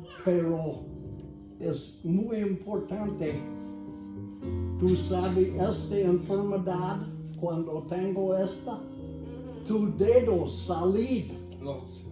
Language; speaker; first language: Spanish; non-native, learner; English